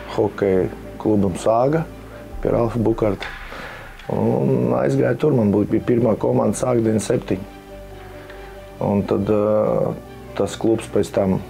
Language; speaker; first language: Latvian; non-native, local second language; Russian